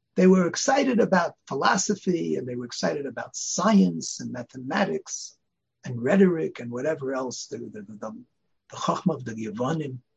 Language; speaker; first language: English; native; English